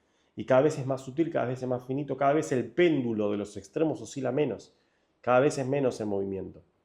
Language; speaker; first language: Spanish; native; Spanish